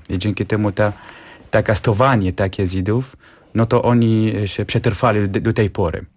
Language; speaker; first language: Polish; non-native, fluent; Kurdish